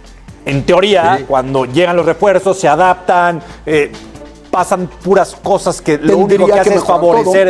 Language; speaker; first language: Spanish; native; Spanish